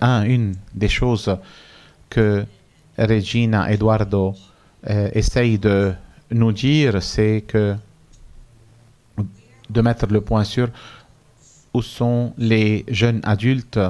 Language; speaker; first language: French; non-native, fluent; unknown